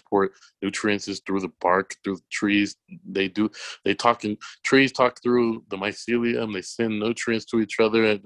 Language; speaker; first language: English; native; English